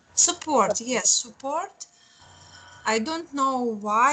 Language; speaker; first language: English; non-native, learner; Russian